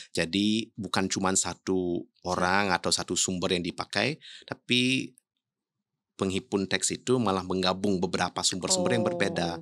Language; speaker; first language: Indonesian; early bilingual, heritage; English